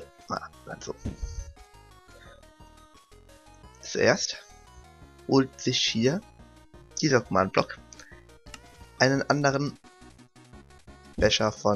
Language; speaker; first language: German; native; German